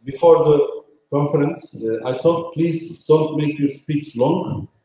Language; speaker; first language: English; non-native, fluent; Turkish